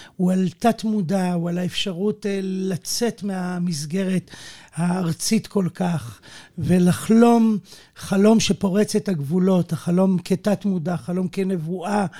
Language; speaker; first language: Hebrew; native; Hebrew